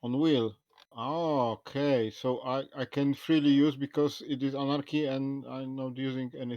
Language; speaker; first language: English; non-native, learner; Polish